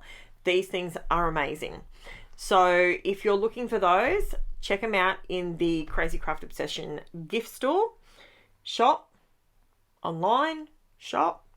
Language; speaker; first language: English; native; English